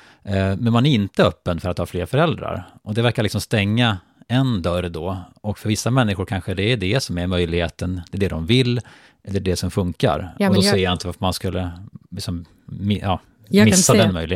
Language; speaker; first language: Swedish; native; Swedish